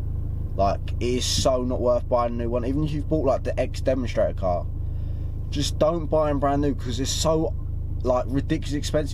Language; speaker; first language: English; native; English